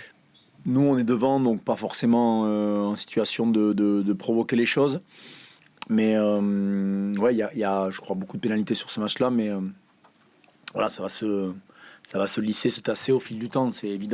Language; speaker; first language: French; native; French